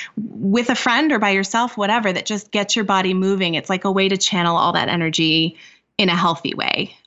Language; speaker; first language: English; native; English